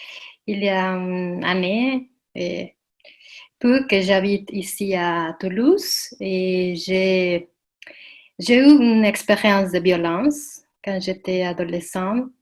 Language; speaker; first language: French; non-native, fluent; Spanish